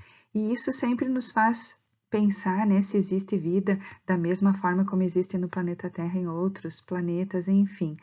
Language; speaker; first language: Portuguese; native; Portuguese